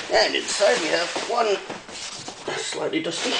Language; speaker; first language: English; native; English